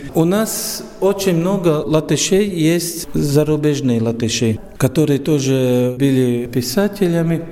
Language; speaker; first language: Russian; non-native, local second language; Latvian